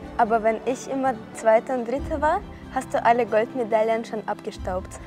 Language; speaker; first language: German; non-native, fluent; Russian